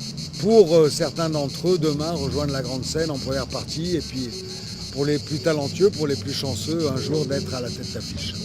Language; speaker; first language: French; native; French